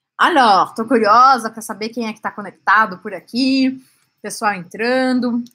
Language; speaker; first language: Portuguese; native; Portuguese